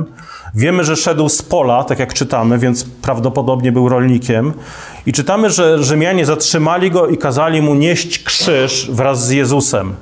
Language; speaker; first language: Polish; native; Polish